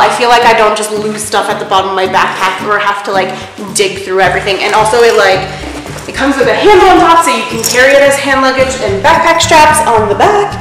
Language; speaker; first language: English; native; English